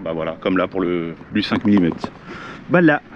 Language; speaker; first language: French; native; French